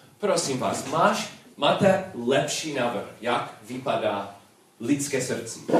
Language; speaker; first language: Czech; non-native, learner; English